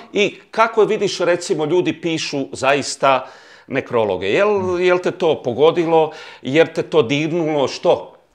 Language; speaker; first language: Croatian; native; Croatian